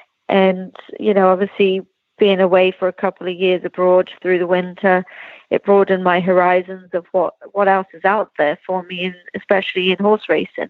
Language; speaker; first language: English; native; English